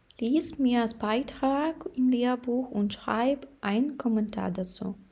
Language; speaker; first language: German; non-native, fluent; Ukrainian